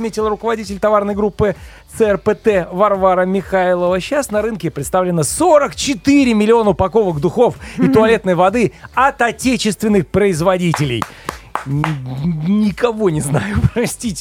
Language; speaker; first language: Russian; native; Russian